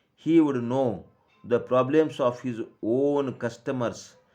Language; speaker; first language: English; non-native, local second language; Marathi